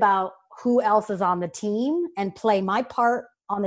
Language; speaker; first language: English; native; English